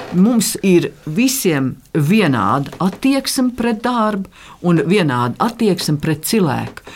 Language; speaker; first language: Latvian; native; Latvian